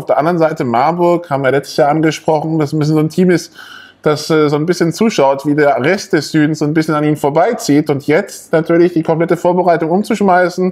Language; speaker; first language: German; native; German